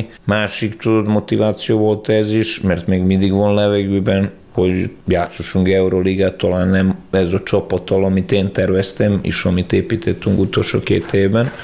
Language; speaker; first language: Hungarian; non-native, learner; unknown